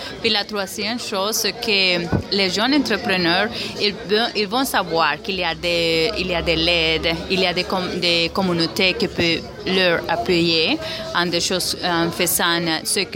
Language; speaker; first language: French; non-native, fluent; Spanish